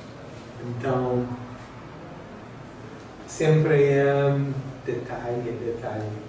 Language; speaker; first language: Portuguese; non-native, fluent; English